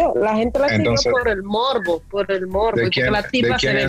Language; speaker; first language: Spanish; native; Spanish